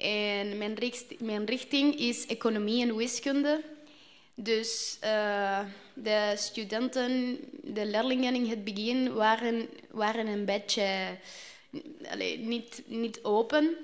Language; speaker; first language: Dutch; non-native, learner; Spanish